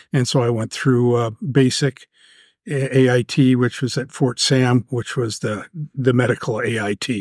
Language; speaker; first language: English; native; English